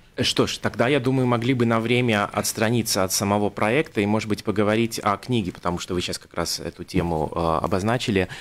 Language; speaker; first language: Russian; native; Russian